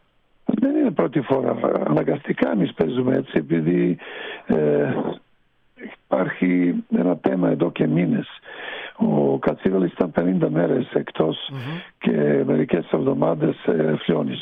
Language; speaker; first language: Greek; non-native, fluent; Serbian